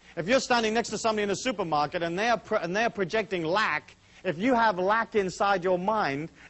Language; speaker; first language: English; native; English